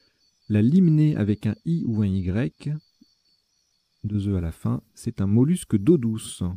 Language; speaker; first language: French; native; French